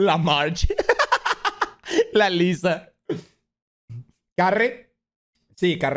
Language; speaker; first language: Spanish; native; Spanish